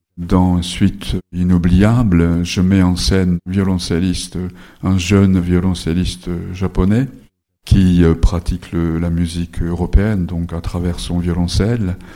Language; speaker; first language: French; non-native, fluent; Japanese